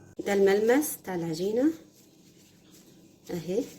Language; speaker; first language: Arabic; native; Arabic